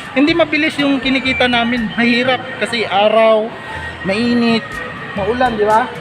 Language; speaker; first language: Filipino; non-native, local second language; Hiligaynon